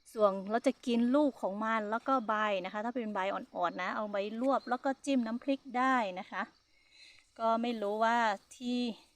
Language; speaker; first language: Thai; non-native, local second language; Hmong